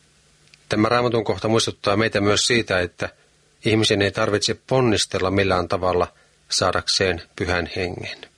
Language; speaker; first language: Finnish; native; Finnish